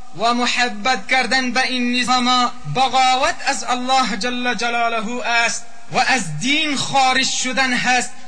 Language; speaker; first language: Persian; non-native, local second language; Pashto